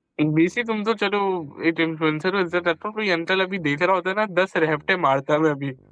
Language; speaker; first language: Urdu; early bilingual, heritage; Hindi